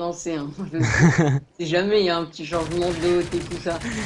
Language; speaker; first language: French; native; French